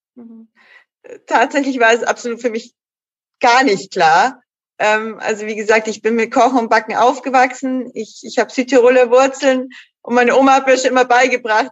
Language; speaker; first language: German; native; German